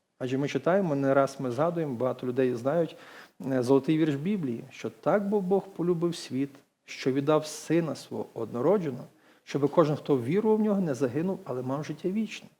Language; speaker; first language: Ukrainian; native; Ukrainian